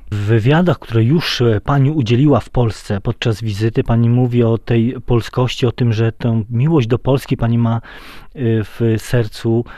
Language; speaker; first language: Polish; native; Polish